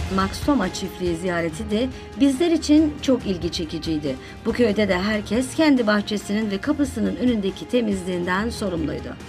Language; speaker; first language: Turkish; native; Turkish